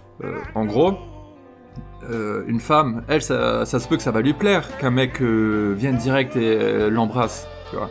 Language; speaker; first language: French; native; French